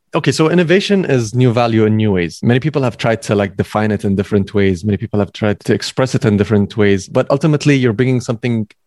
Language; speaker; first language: English; non-native, fluent; Arabic